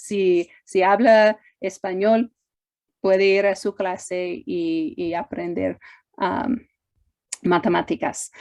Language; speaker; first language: Spanish; non-native, fluent; English